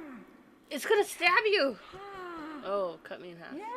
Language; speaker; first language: English; native; English